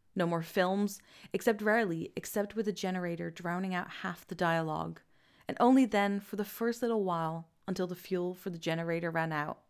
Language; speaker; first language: English; non-native, fluent; Dutch